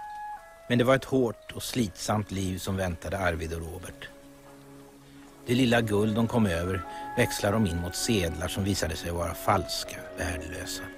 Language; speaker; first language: Swedish; native; Swedish